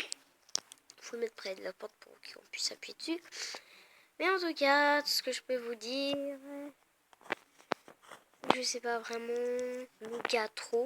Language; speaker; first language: French; native; French